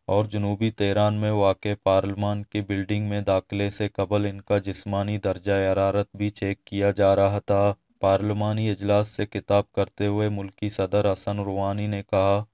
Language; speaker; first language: Urdu; non-native, local second language; Baluchi